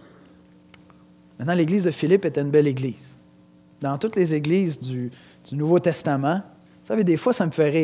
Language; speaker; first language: French; native; French